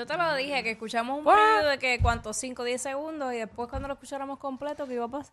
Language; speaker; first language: Spanish; native; Spanish